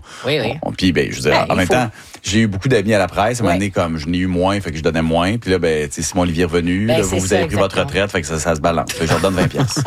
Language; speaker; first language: French; native; French